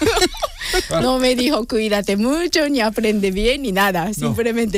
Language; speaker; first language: Spanish; non-native, fluent; Japanese